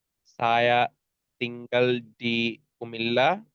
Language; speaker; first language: Indonesian; non-native, learner; Bangla